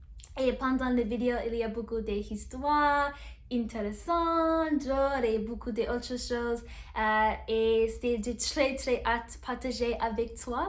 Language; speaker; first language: French; non-native, learner; English